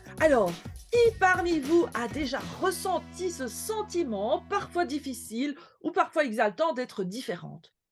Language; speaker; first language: French; native; French